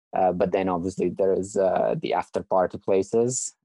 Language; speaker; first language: English; non-native, fluent; Italian